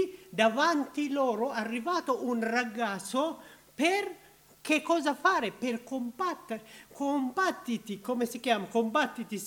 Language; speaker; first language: Italian; non-native, learner; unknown